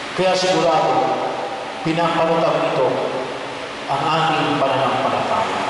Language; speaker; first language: Filipino; native; Filipino